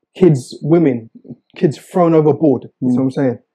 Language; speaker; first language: English; native; English